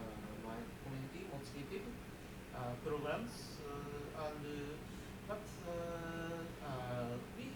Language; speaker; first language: English; non-native, learner; Japanese